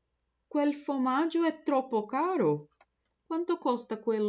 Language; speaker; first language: Italian; non-native, learner; Portuguese